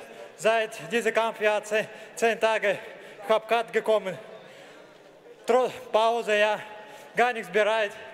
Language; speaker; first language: German; non-native, learner; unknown